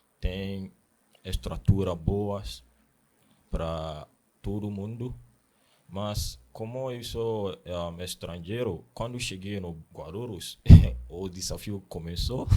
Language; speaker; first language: Portuguese; non-native, learner; Akan